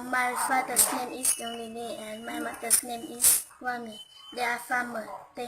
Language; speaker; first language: English; non-native, learner; Hmong